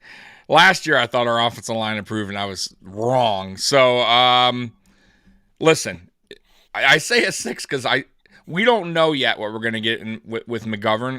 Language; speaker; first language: English; native; English